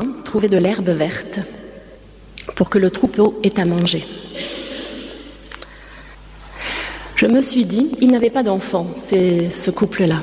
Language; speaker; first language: French; native; French